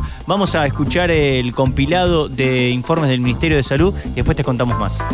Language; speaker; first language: Spanish; native; Spanish